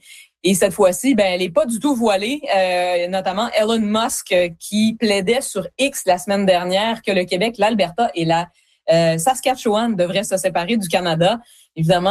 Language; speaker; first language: French; native; French